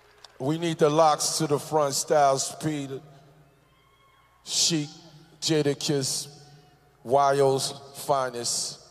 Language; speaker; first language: English; native; English